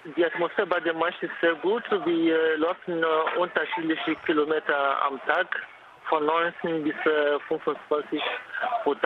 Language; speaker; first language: German; non-native, fluent; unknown